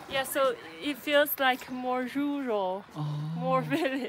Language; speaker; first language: English; non-native, fluent; Chinese